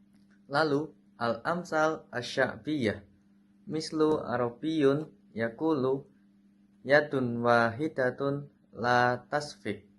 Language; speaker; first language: Arabic; non-native, learner; Indonesian